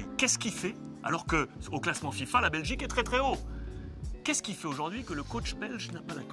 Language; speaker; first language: French; native; French